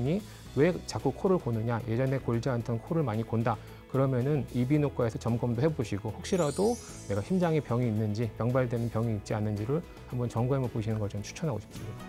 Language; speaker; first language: Korean; native; Korean